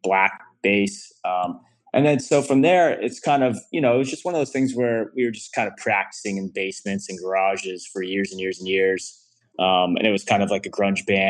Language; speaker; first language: English; native; English